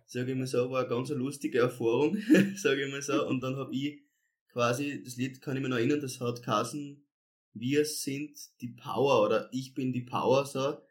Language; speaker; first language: German; native; German